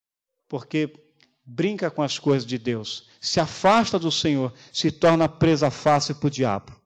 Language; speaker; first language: Portuguese; native; Portuguese